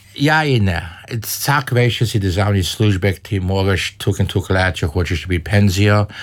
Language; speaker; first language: Slovenian; early bilingual, heritage; Slovenian